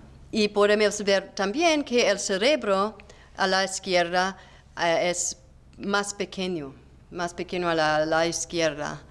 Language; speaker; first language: Spanish; non-native, learner; English